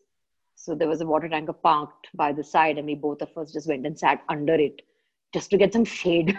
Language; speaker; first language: English; non-native, local second language; Malayalam